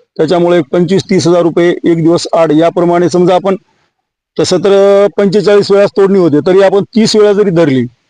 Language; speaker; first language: Marathi; native; Marathi